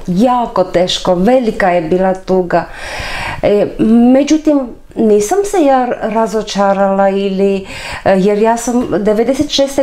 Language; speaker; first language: Serbian; non-native, fluent; Armenian